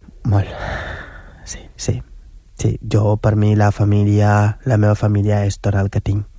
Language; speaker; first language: Catalan; non-native, fluent; Wolof